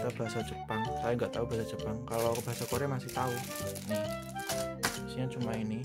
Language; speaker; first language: Indonesian; non-native, local second language; Javanese